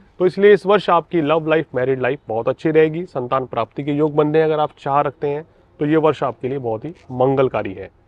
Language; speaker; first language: Hindi; native; Hindi